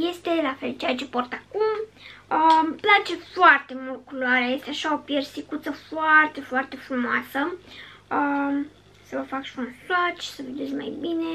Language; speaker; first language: Romanian; native; Romanian